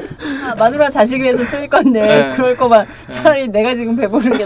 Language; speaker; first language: Korean; native; Korean